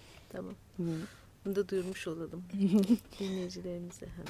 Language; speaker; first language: Turkish; native; Turkish